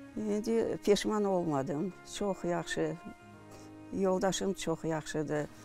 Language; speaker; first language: Azerbaijani; non-native, fluent; Russian